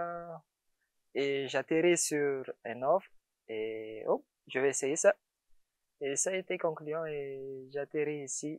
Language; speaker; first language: French; non-native, local second language; Malagasy